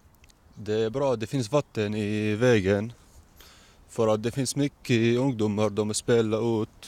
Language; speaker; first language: Swedish; non-native, learner; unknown